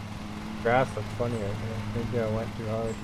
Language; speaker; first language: English; native; English